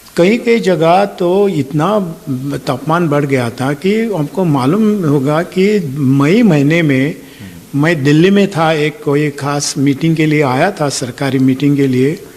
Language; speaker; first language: Hindi; non-native, local second language; Marathi